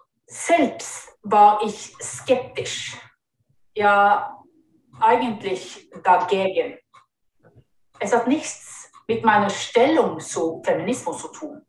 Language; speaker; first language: German; non-native, fluent; Norwegian